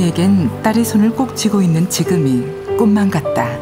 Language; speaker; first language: Korean; native; Korean